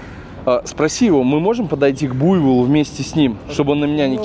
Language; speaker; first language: Russian; native; Russian